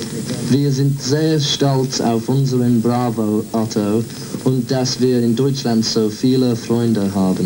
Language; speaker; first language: German; non-native, learner; English